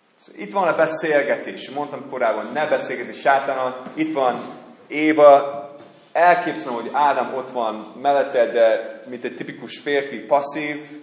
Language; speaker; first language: Hungarian; non-native, fluent; English